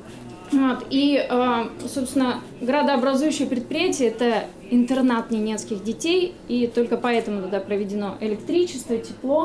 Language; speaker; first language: Russian; native; Russian